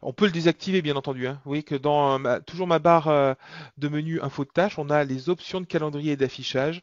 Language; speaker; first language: French; native; French